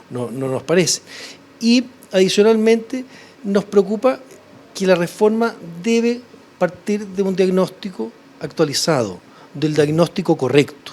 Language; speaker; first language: Spanish; native; Spanish